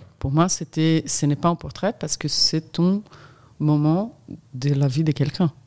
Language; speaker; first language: French; non-native, fluent; Portuguese